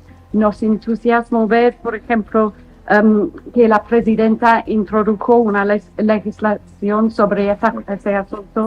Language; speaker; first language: Spanish; non-native, fluent; English